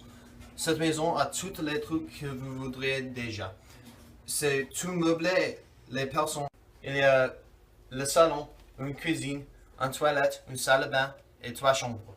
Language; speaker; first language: French; non-native, learner; English